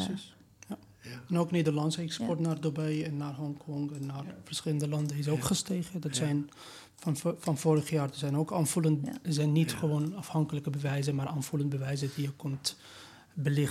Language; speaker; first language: Dutch; non-native, fluent; Persian